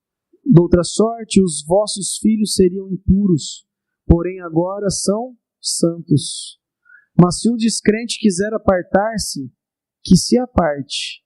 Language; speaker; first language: Portuguese; native; Portuguese